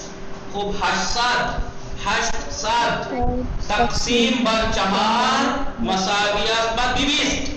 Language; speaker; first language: Persian; non-native, fluent; Urdu